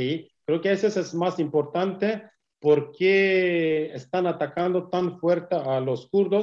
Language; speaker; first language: Spanish; non-native, learner; Kurdish